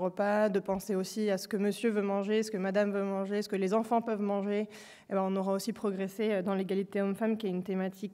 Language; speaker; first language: French; native; French